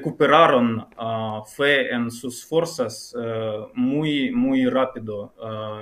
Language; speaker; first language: Spanish; non-native, fluent; Ukrainian